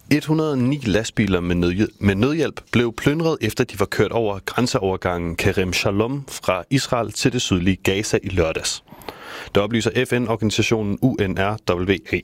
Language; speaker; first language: Danish; native; Danish